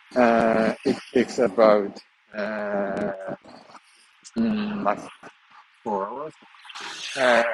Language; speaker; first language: English; non-native, learner; Japanese